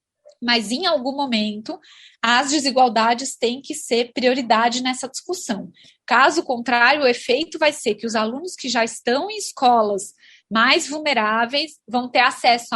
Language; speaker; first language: Portuguese; native; Portuguese